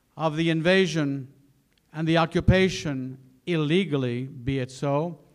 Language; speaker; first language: English; native; English